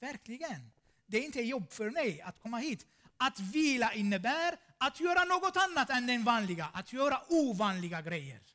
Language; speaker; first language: Swedish; non-native, fluent; Armenian